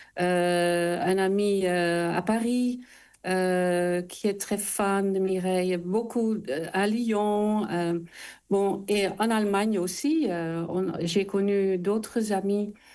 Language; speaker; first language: French; non-native, fluent; Dutch